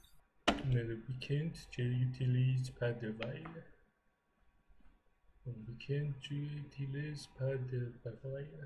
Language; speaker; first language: French; non-native, learner; English